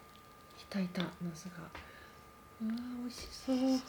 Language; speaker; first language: Japanese; native; Japanese